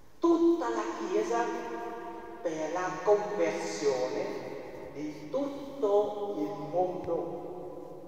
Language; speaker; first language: Italian; non-native, fluent; Vietnamese